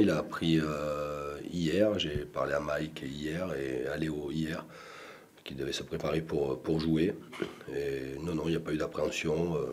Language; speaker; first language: French; native; French